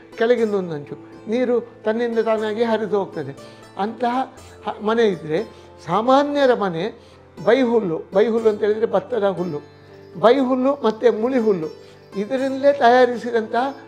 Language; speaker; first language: Kannada; non-native, local second language; Tulu